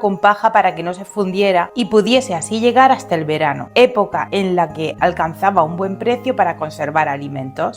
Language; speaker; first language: Spanish; native; Spanish